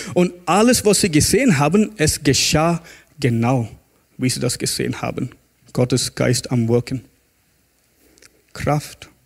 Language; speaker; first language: German; non-native, fluent; English